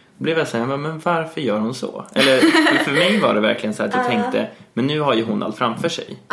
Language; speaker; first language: Swedish; native; Swedish